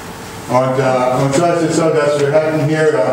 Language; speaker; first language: German; non-native, learner; English